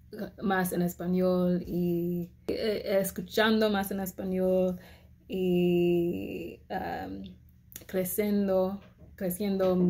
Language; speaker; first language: Spanish; non-native, learner; English